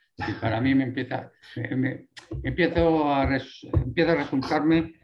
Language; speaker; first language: Spanish; native; Spanish